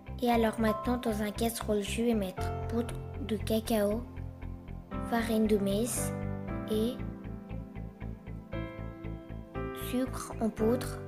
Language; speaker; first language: French; non-native, fluent; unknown